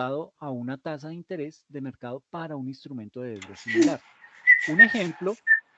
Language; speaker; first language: Spanish; native; Spanish